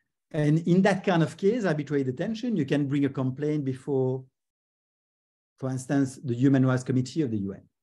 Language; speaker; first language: English; non-native, fluent; French